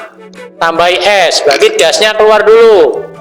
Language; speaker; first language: Indonesian; native; Indonesian